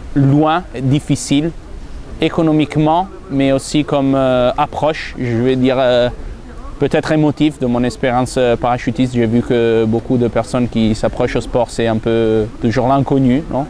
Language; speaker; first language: French; non-native, fluent; Italian